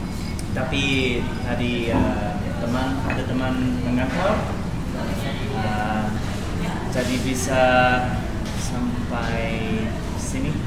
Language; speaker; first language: Indonesian; non-native, learner; English